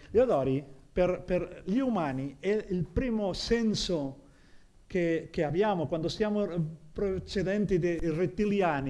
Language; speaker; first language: Italian; non-native, fluent; Catalan